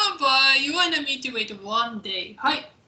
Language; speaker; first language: English; non-native, fluent; Japanese